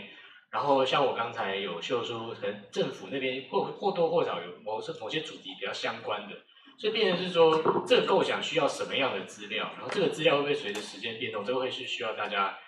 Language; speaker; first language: Chinese; native; Chinese